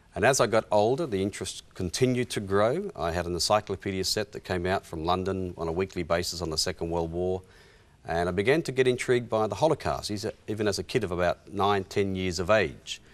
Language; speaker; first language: English; native; English